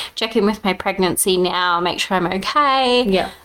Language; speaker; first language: English; native; English